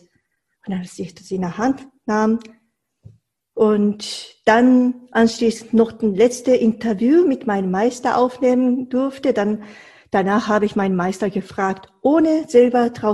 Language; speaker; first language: German; non-native, fluent; Japanese